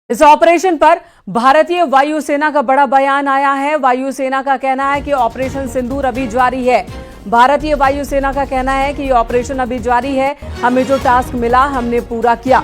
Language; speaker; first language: Hindi; native; Hindi